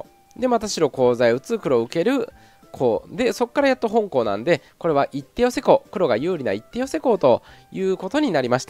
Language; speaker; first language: Japanese; native; Japanese